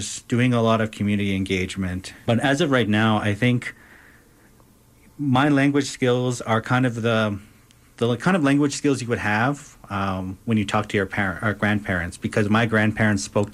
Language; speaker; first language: English; native; English